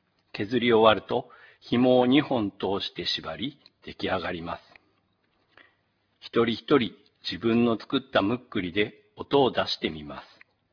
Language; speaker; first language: Japanese; native; Japanese